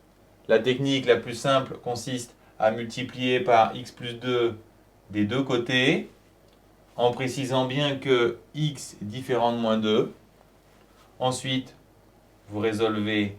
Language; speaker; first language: French; native; French